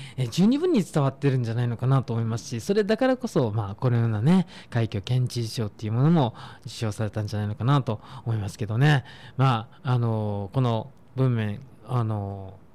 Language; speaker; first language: Japanese; native; Japanese